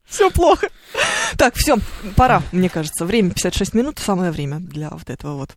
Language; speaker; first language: Russian; native; Russian